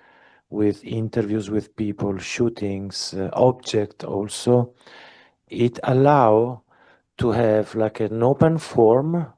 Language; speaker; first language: English; non-native, fluent; Italian